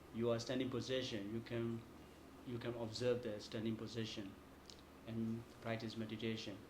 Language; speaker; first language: English; non-native, fluent; Burmese